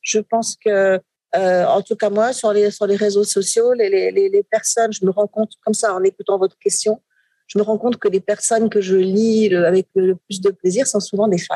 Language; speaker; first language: French; native; French